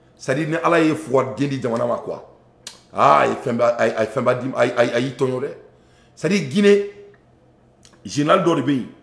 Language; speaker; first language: French; non-native, local second language; Bambara